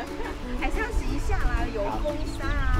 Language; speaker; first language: Chinese; native; Chinese